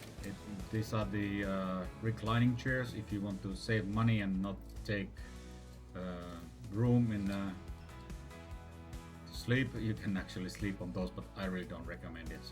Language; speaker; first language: English; non-native, fluent; Finnish